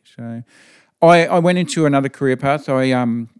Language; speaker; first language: English; native; English